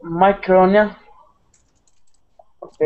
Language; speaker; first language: English; non-native, learner; Arabic